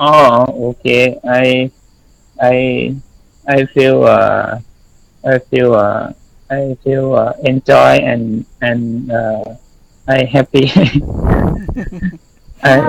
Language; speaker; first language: English; non-native, learner; Thai